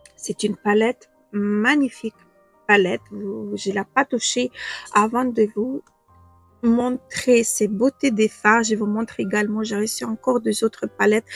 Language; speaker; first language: French; non-native, fluent; Ukrainian